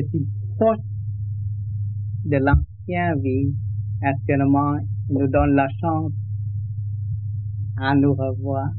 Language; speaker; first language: French; non-native, learner; Vietnamese